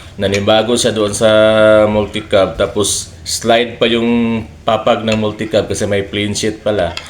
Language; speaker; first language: Filipino; non-native, local second language; Cebuano